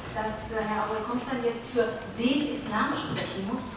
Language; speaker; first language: German; non-native, fluent; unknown